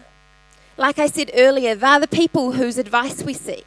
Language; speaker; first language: English; native; English